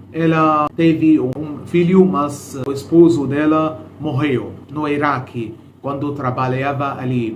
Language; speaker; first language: Portuguese; non-native, fluent; Arabic